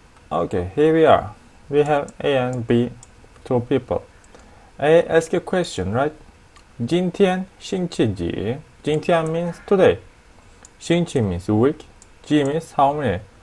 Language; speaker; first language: English; non-native, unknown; Turkish